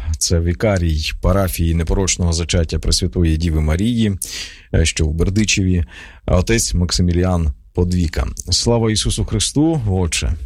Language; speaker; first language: Ukrainian; native; Ukrainian